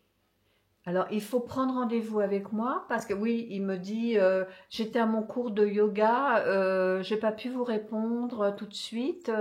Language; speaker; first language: French; native; French